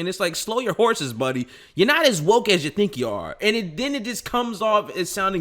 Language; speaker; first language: English; native; English